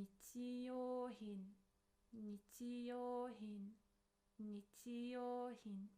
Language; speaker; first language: Japanese; non-native, fluent; English